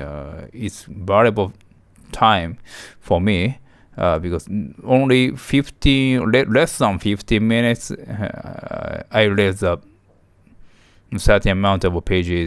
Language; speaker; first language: English; non-native, learner; Japanese